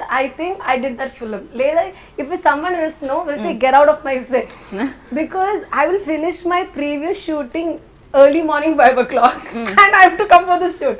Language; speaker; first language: Telugu; non-native, learner; Malayalam